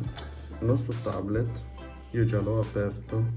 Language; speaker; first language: Italian; non-native, fluent; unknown